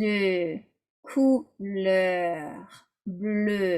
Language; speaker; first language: French; non-native, fluent; English